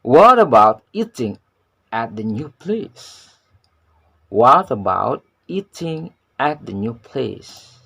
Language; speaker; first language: English; non-native, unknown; Indonesian